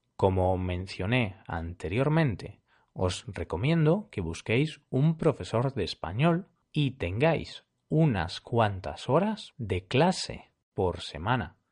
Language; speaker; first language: Spanish; native; Spanish